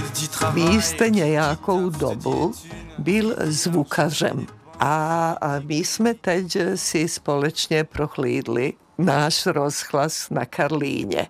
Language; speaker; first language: Czech; native; Czech